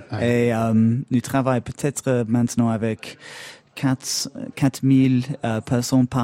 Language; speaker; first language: French; non-native, learner; English